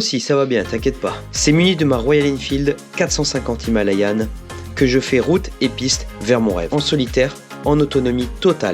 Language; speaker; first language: French; native; French